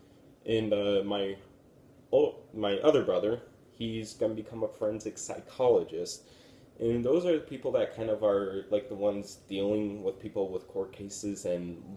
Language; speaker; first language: English; native; English